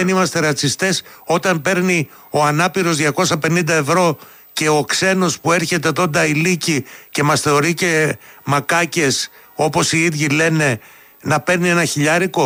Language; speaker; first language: Greek; native; Greek